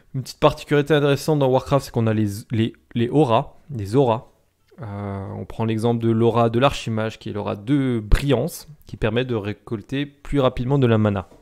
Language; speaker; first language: French; native; French